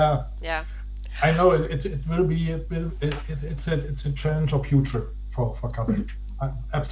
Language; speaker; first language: English; non-native, fluent; German